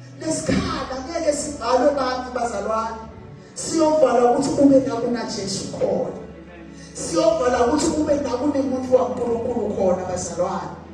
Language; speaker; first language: Zulu; non-native, local second language; Swati